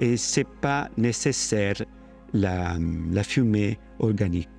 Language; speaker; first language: French; non-native, learner; Italian